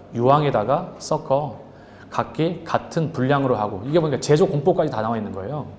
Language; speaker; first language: Korean; native; Korean